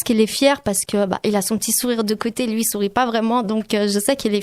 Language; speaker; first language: French; native; French